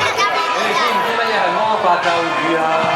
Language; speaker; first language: Cantonese; native; Cantonese